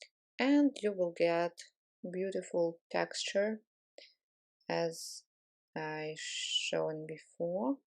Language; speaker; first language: English; non-native, fluent; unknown